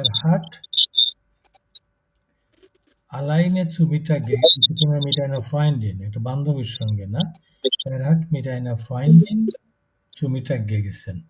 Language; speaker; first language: German; non-native, fluent; Bangla